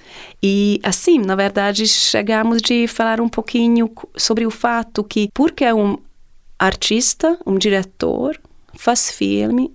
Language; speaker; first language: Portuguese; non-native, fluent; Hungarian